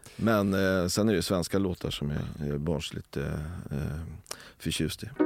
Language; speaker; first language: Swedish; native; Swedish